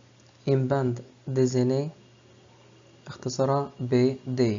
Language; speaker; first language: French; non-native, fluent; Arabic